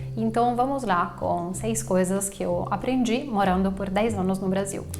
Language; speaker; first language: Portuguese; non-native, fluent; Italian